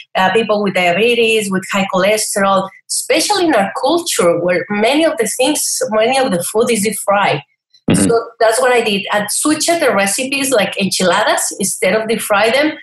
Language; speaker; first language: English; non-native, fluent; Spanish